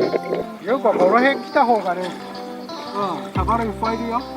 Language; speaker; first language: Japanese; native; Japanese